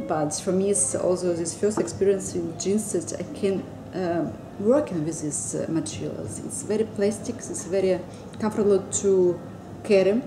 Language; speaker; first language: English; non-native, learner; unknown